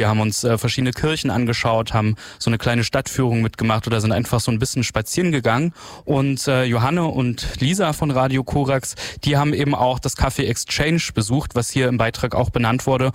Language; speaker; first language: German; native; German